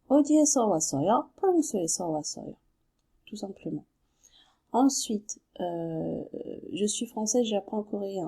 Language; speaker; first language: French; native; French